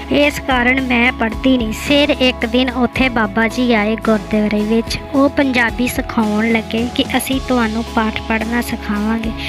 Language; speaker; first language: Punjabi; non-native, local second language; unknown